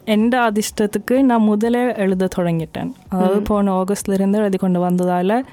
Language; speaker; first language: Tamil; early bilingual, heritage; Norwegian